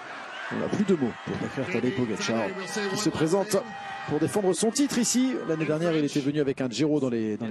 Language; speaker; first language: French; native; French